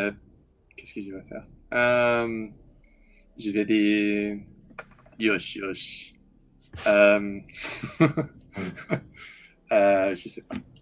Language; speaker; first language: French; non-native, learner; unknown